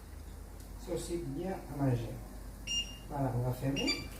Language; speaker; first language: French; non-native, fluent; Italian